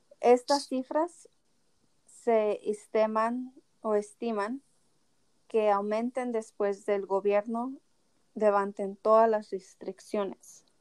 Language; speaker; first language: Spanish; early bilingual, heritage; Spanish